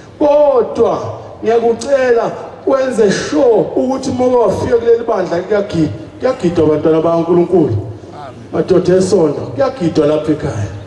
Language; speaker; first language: Zulu; native; Zulu